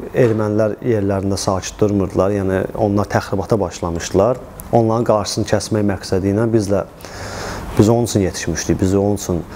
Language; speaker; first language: Azerbaijani; native; Azerbaijani